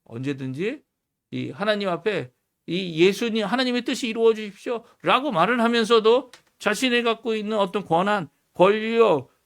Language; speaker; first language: Korean; native; Korean